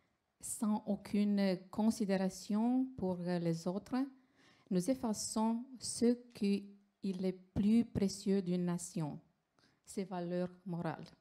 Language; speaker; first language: French; non-native, fluent; Romanian